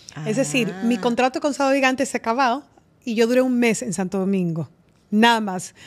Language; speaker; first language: Spanish; native; Spanish